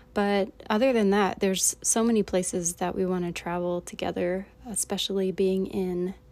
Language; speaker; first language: English; native; English